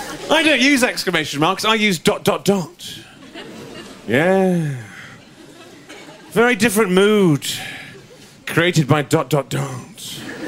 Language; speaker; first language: English; native; English